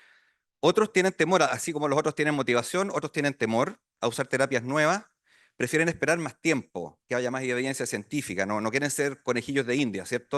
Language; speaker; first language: Spanish; native; Spanish